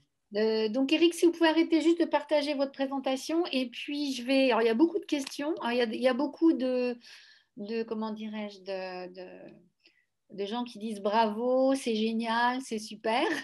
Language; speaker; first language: French; native; French